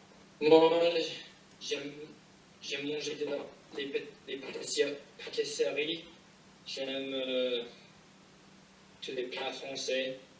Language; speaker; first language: French; non-native, fluent; English